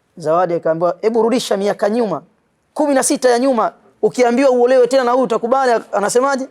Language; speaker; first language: Swahili; native; Swahili